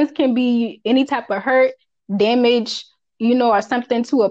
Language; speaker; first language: English; early bilingual, other home language; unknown